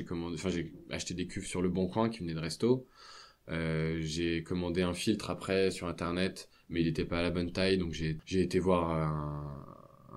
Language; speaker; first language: French; native; French